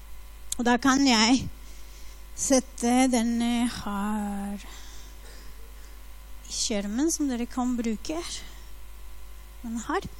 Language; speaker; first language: Norwegian; non-native, fluent; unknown